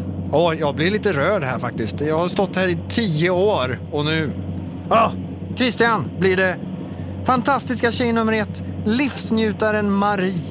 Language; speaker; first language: Swedish; native; Swedish